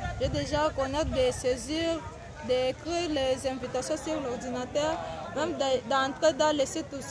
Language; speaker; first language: French; non-native, learner; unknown